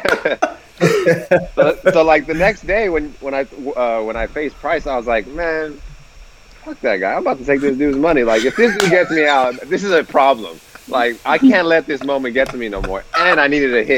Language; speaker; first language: English; native; English